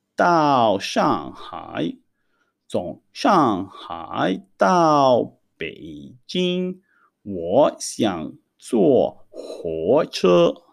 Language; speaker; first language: Chinese; non-native, fluent; Hebrew